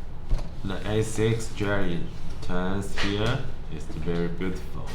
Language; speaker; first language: English; non-native, learner; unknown